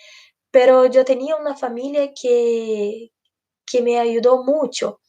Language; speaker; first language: Spanish; non-native, fluent; Portuguese